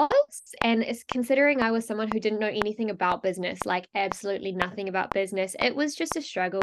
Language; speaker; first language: English; native; English